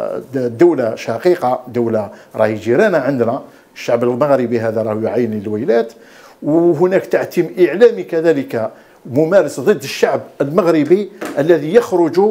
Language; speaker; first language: Arabic; native; Arabic